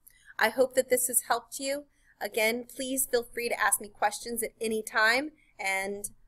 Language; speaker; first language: English; native; English